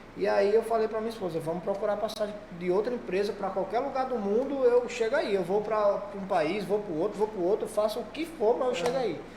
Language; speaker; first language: Portuguese; native; Portuguese